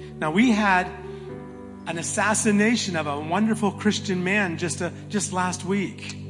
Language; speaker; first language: English; native; English